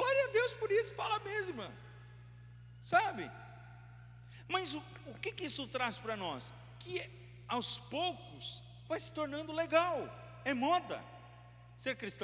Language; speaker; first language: Portuguese; native; Portuguese